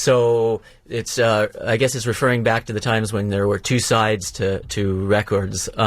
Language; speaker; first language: English; native; English